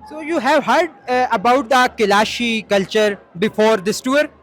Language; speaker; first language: English; non-native, local second language; Urdu